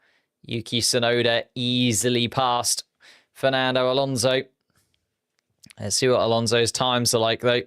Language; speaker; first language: English; native; English